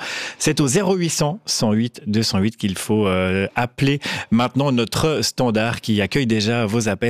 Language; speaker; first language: French; native; French